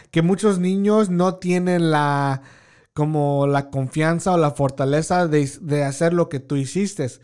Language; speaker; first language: Spanish; early bilingual, heritage; Spanish